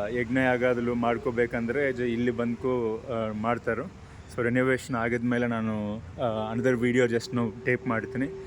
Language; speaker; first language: Kannada; non-native, local second language; Telugu